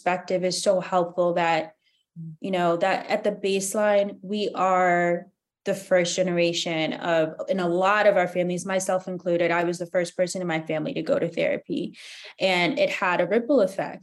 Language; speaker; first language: English; native; English